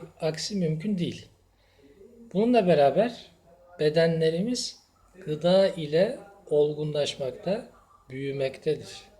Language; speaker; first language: Turkish; native; Turkish